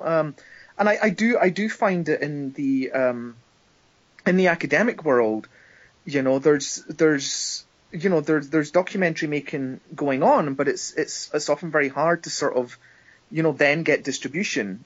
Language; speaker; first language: English; native; English